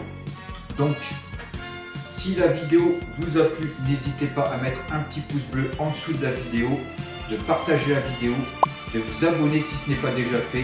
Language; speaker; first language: French; native; French